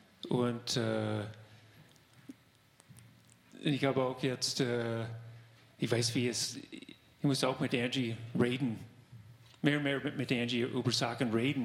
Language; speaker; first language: German; non-native, fluent; English